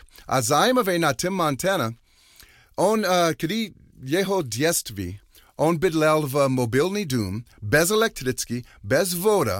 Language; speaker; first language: Czech; non-native, learner; English